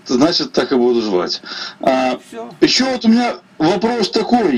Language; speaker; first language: Russian; native; Russian